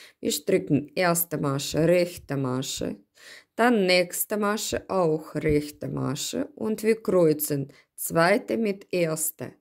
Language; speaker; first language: German; non-native, learner; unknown